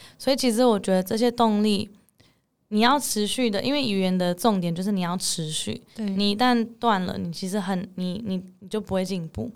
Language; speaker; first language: Chinese; early bilingual, heritage; English